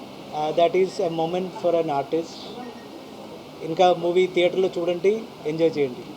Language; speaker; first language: Telugu; non-native, fluent; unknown